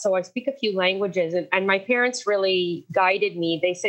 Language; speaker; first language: English; native; English